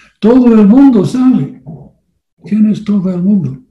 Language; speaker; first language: Spanish; non-native, learner; English